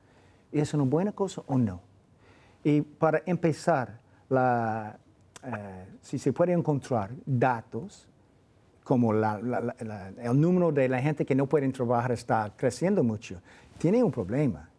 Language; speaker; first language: Spanish; non-native, fluent; English